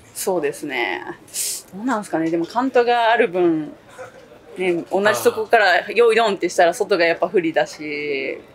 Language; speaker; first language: Japanese; native; Japanese